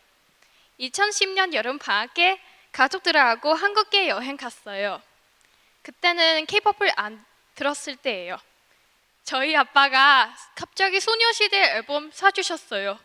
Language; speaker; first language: Korean; non-native, fluent; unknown